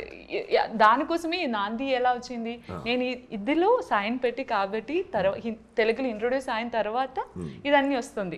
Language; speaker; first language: Telugu; non-native, learner; Malayalam